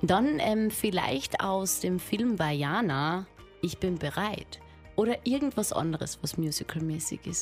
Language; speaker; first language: German; native; German